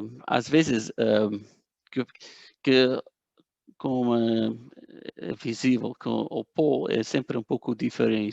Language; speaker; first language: Portuguese; non-native, fluent; Dutch